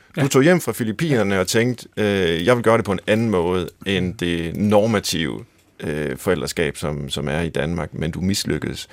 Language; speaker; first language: Danish; native; Danish